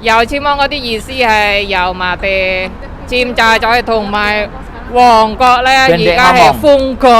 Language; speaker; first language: Cantonese; non-native, fluent; Indonesian